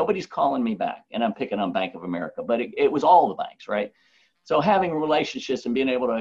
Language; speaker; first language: English; native; English